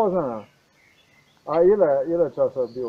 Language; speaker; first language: Polish; non-native, learner; Croatian